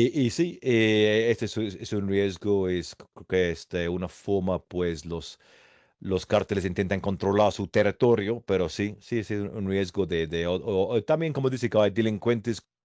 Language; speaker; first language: Spanish; non-native, fluent; English